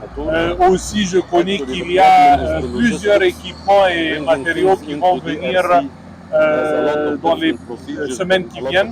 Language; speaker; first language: French; non-native, learner; Arabic